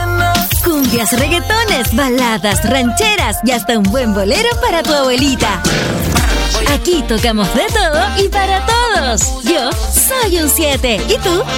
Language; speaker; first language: Spanish; native; Spanish